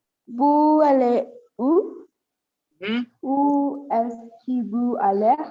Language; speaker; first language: French; non-native, learner; Spanish